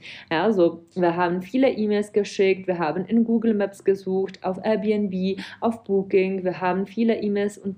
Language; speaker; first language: German; non-native, fluent; Czech